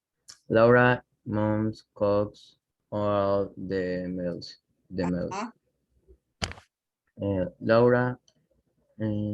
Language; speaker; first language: English; non-native, learner; Spanish